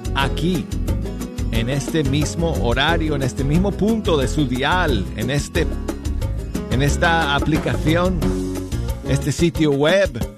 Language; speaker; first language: Spanish; non-native, fluent; English